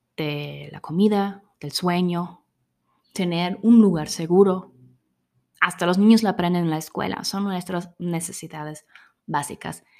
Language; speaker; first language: Spanish; non-native, fluent; German